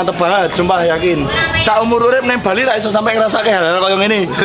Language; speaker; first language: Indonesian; non-native, local second language; Javanese